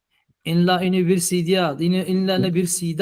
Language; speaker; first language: Spanish; non-native, learner; Arabic